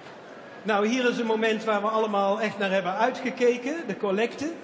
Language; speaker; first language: Dutch; native; Dutch